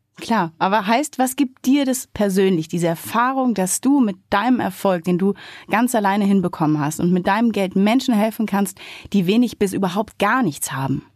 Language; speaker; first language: German; native; German